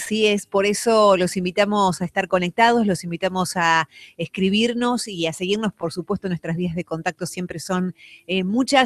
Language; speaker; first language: Spanish; native; Spanish